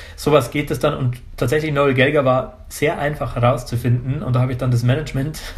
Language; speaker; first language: German; native; German